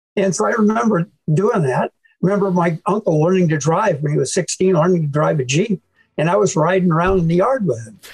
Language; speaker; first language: English; native; English